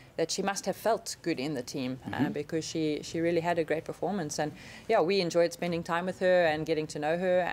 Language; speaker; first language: English; native; English